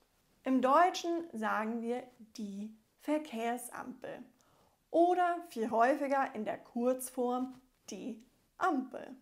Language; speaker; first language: German; non-native, fluent; English